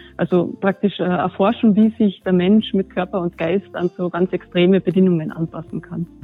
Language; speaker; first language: German; native; German